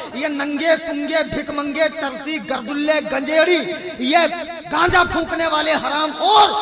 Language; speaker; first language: Urdu; native; Urdu